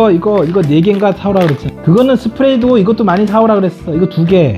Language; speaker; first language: Korean; native; Korean